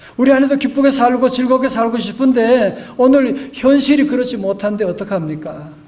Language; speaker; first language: Korean; native; Korean